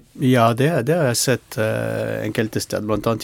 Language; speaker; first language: Norwegian; non-native, fluent; French